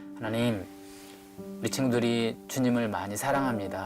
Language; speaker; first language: Korean; native; Korean